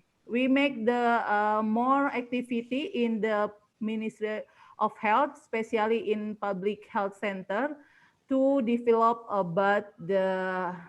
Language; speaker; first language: English; non-native, learner; Indonesian